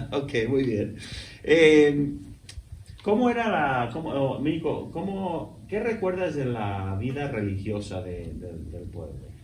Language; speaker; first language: Spanish; non-native, fluent; English